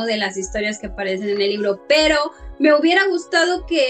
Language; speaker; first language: Spanish; native; Spanish